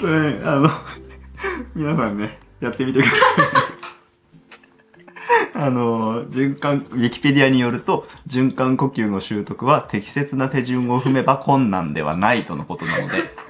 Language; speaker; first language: Japanese; native; Japanese